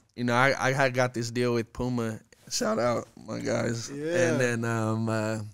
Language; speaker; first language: English; native; English